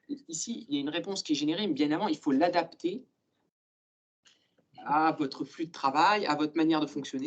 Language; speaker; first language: French; native; French